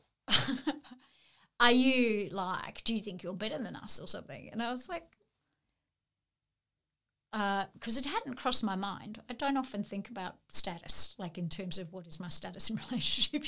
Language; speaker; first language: English; native; English